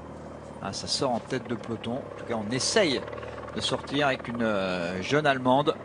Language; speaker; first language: French; native; French